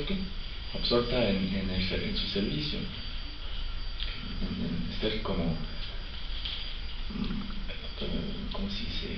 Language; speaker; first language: Spanish; non-native, fluent; French